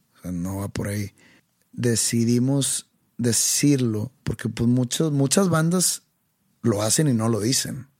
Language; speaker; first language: Spanish; native; Spanish